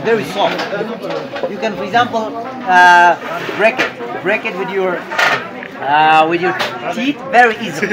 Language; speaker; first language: English; non-native, fluent; Persian